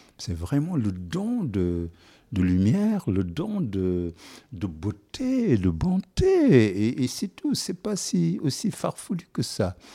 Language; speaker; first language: French; non-native, local second language; Wolof